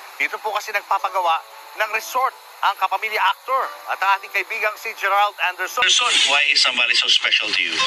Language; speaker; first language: Filipino; native; Filipino